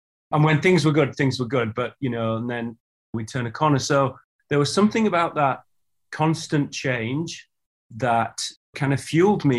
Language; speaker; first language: English; native; English